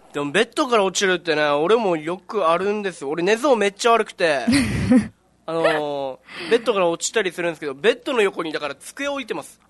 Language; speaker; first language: Japanese; native; Japanese